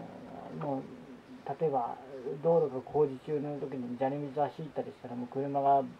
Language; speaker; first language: Japanese; native; Japanese